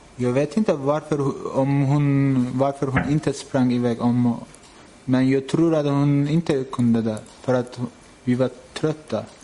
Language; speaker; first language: Swedish; non-native, fluent; Turkish